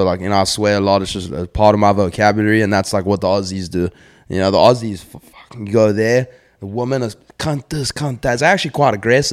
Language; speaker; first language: English; native; English